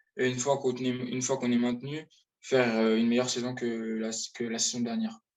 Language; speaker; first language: French; native; French